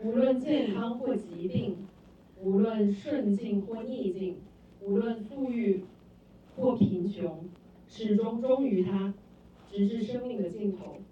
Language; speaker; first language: Chinese; native; Chinese